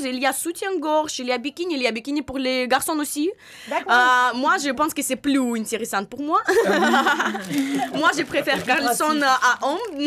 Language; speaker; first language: French; non-native, learner; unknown